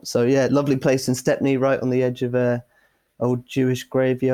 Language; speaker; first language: English; native; English